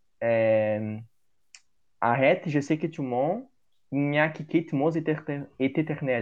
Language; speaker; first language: French; non-native, learner; Portuguese